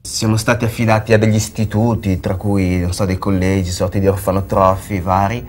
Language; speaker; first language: Italian; early bilingual, other home language; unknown